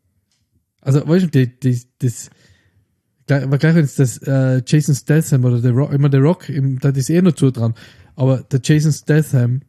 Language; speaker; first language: German; native; German